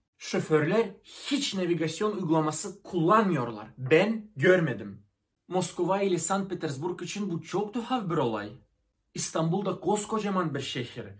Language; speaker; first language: Turkish; non-native, fluent; Russian